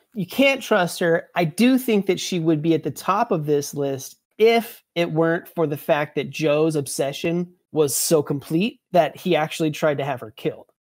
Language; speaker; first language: English; native; English